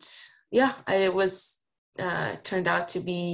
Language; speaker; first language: English; native; English